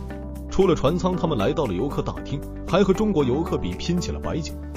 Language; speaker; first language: Chinese; native; Chinese